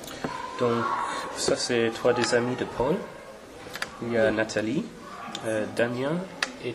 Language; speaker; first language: French; non-native, fluent; English